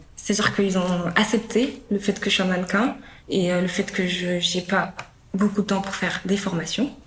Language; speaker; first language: French; early bilingual, other home language; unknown